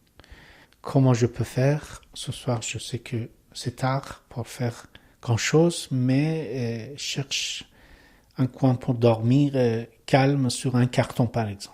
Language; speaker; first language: French; non-native, learner; Persian